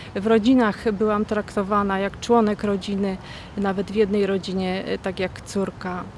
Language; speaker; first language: Polish; native; Polish